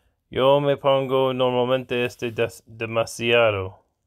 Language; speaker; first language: Spanish; non-native, learner; English